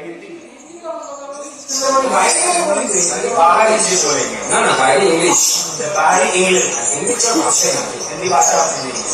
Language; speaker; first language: Hindi; non-native, learner; Bangla